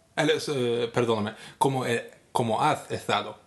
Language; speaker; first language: Spanish; non-native, learner; Swedish